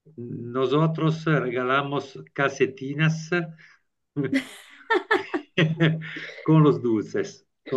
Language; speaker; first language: Spanish; non-native, learner; Italian